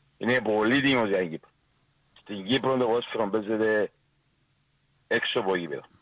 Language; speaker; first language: Greek; native; Greek